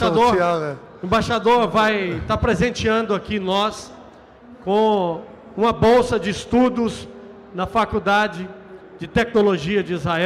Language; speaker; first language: Portuguese; native; Portuguese